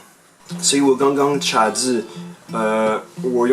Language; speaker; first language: Chinese; non-native, fluent; French